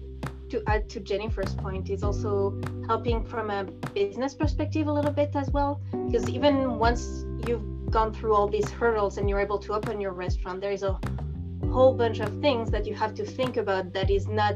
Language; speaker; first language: English; non-native, fluent; French